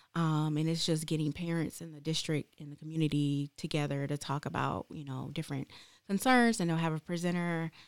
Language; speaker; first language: English; native; English